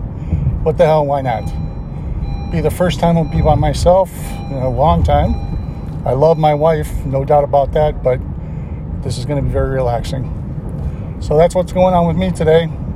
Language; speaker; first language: English; native; English